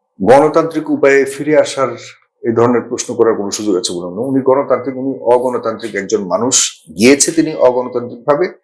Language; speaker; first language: Bangla; native; Bangla